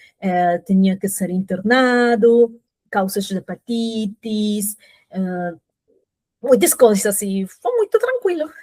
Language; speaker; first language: Portuguese; non-native, fluent; Spanish